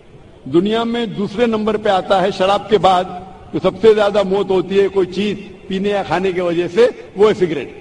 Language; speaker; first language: Hindi; non-native, local second language; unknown